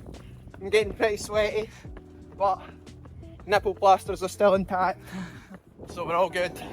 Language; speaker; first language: English; native; English